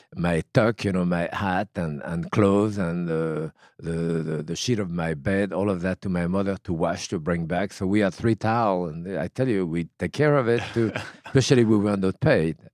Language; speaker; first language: English; non-native, fluent; French